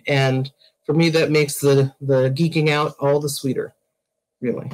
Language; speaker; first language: English; native; English